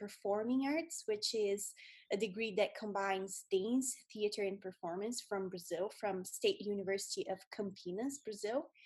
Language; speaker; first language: English; non-native, fluent; Portuguese